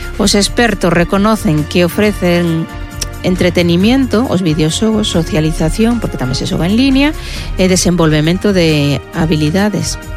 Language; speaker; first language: Galician; non-native, local second language; Spanish